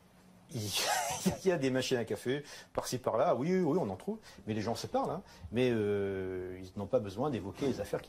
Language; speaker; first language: French; native; French